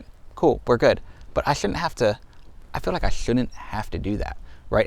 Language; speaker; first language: English; native; English